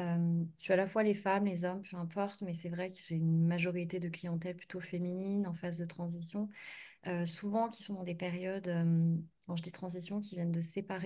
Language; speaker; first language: French; native; French